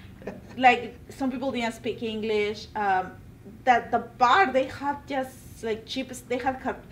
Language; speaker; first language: English; non-native, fluent; Spanish